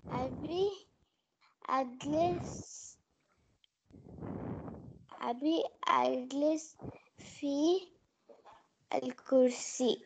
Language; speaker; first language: Arabic; non-native, learner; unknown